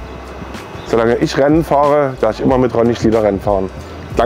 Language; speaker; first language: German; native; German